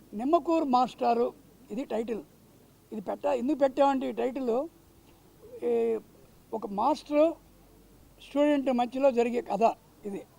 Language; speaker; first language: Telugu; native; Telugu